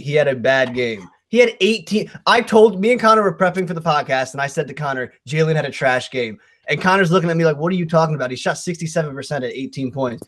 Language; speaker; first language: English; native; English